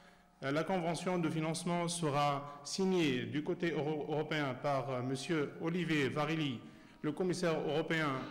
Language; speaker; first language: French; non-native, local second language; Arabic